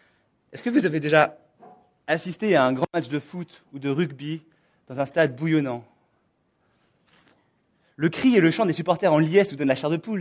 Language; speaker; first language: French; native; French